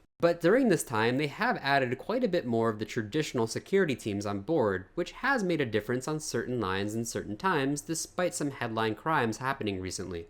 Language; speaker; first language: English; native; English